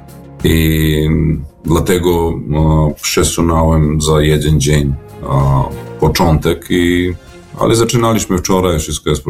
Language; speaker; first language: Polish; non-native, learner; Serbian